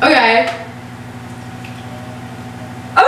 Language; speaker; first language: English; native; English